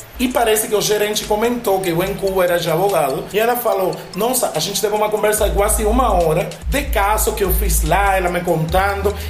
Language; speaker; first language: Portuguese; non-native, fluent; Spanish